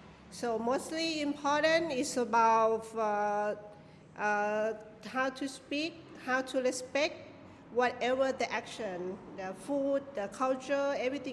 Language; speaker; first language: English; non-native, learner; Thai